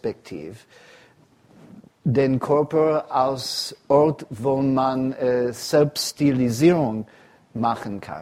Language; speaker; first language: German; non-native, fluent; English